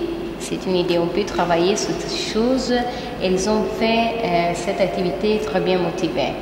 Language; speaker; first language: French; non-native, fluent; Italian